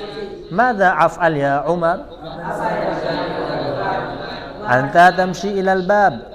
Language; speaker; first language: Arabic; non-native, fluent; Indonesian